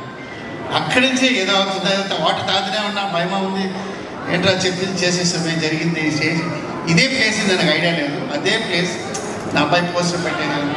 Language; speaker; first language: Telugu; non-native, fluent; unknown